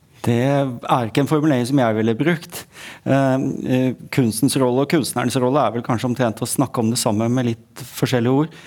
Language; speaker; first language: Norwegian; native; Norwegian